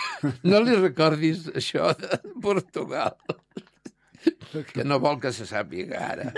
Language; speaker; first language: Catalan; native; Catalan